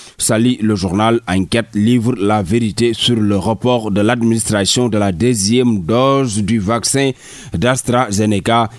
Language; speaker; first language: French; non-native, local second language; Wolof